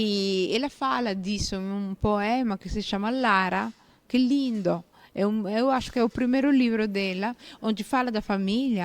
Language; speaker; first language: Portuguese; non-native, fluent; Italian